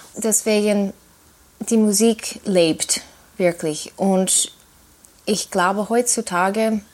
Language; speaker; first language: German; non-native, fluent; English